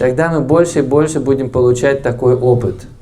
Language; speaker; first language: Russian; native; Russian